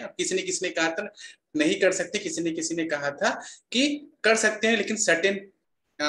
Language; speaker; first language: Hindi; native; Hindi